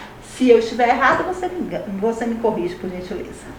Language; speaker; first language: Portuguese; native; Portuguese